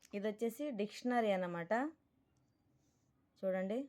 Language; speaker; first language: Telugu; native; Telugu